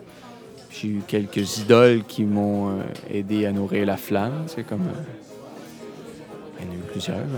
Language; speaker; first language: French; native; French